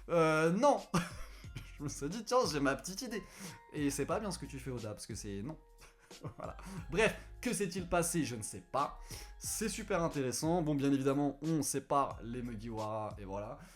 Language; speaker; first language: French; native; French